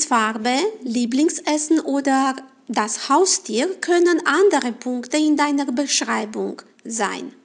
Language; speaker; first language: German; non-native, fluent; Romanian